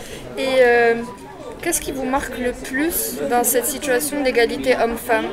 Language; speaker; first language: French; native; French